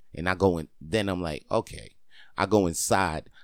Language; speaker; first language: English; native; English